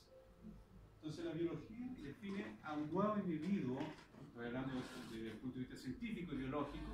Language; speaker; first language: Spanish; native; Spanish